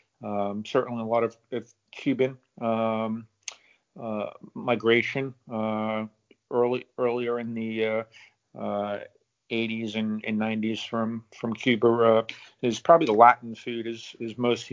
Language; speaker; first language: English; native; English